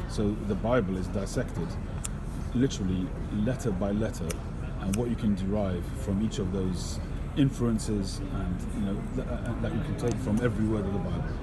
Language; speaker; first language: English; native; English